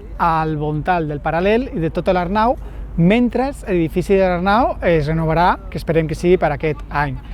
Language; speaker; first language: Catalan; non-native, local second language; Spanish